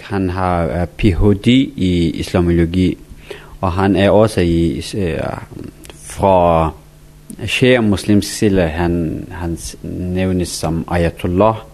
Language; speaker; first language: Danish; non-native, learner; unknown